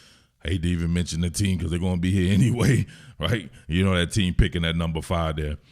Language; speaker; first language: English; native; English